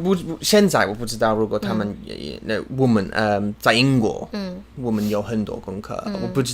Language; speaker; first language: Chinese; non-native, learner; English